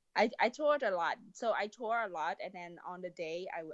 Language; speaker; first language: English; non-native, fluent; Vietnamese